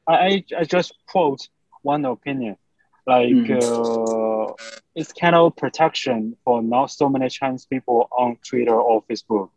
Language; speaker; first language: English; non-native, fluent; Chinese